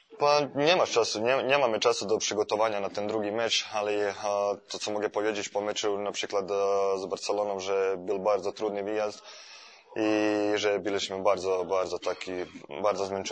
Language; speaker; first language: Polish; non-native, fluent; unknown